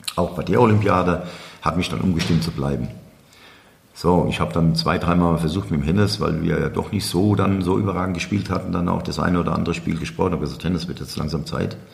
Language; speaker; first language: German; native; German